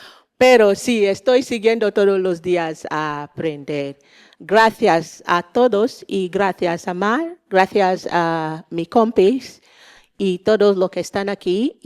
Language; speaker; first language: Spanish; non-native, learner; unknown